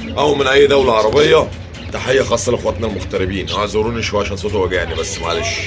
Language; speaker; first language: Egyptian Arabic; native; Egyptian Arabic